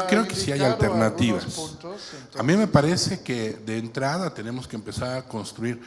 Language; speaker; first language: Spanish; native; Spanish